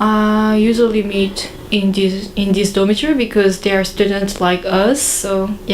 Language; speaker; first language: English; non-native, learner; Korean